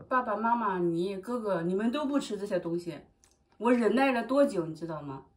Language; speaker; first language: Chinese; native; Chinese